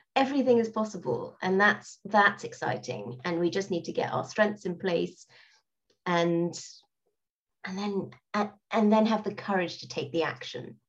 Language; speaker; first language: English; native; English